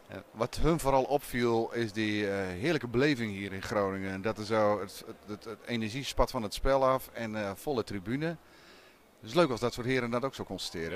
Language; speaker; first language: Dutch; native; Dutch